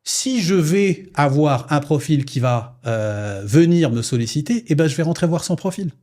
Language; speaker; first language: French; non-native, local second language; Arabic